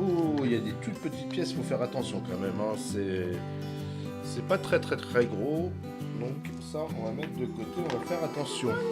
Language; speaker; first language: French; native; French